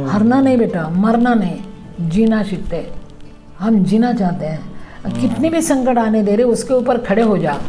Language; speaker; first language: Hindi; non-native, local second language; Marathi